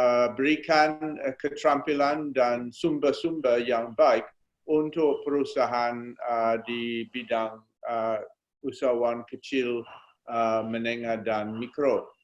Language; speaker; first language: Indonesian; non-native, fluent; English